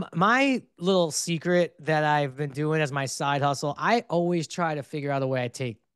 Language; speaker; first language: English; native; English